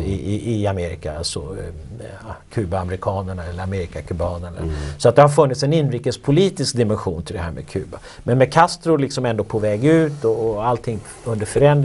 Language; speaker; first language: Swedish; native; Swedish